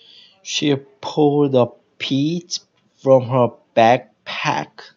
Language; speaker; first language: English; non-native, learner; Korean